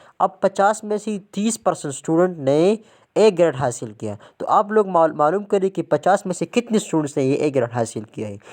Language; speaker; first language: Urdu; non-native, local second language; Pashto